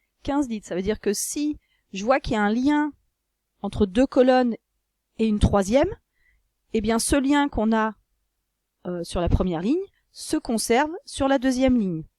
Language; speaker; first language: French; native; French